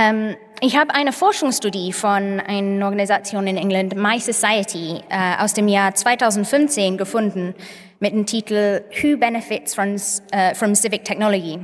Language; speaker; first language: German; non-native, fluent; English